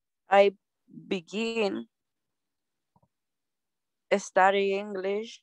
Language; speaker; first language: English; non-native, learner; Spanish